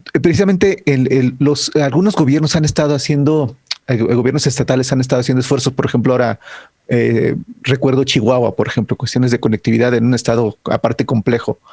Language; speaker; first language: Spanish; native; Spanish